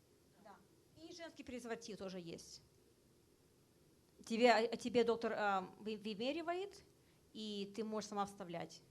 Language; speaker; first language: Russian; early bilingual, heritage; Russian